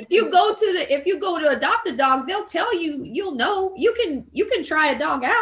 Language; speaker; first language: English; native; English